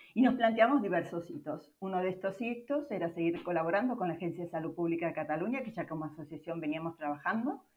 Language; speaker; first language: Spanish; native; Spanish